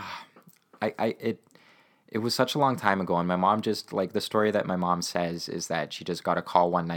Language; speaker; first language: English; non-native, fluent; Ukrainian